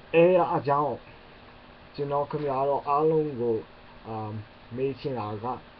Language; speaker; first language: Burmese; non-native, learner; English